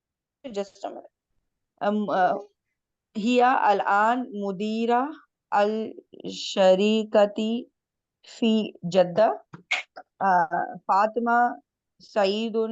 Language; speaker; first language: Arabic; non-native, learner; Hindi